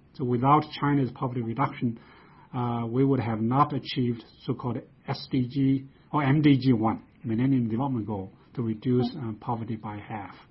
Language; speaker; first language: English; non-native, fluent; Chinese